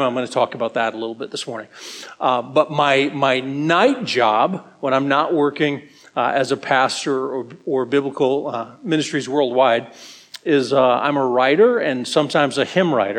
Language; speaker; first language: English; native; English